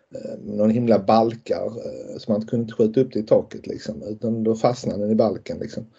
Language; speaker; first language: Swedish; native; Swedish